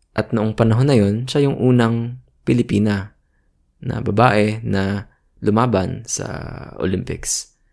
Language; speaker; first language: Filipino; native; Filipino